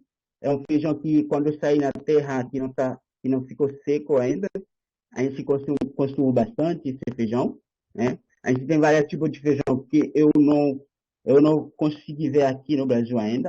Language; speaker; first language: Portuguese; non-native, learner; Haitian Creole